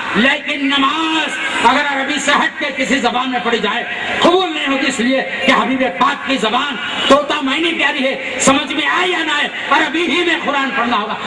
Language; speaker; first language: Urdu; native; Urdu